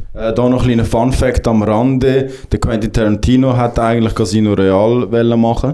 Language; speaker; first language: German; native; German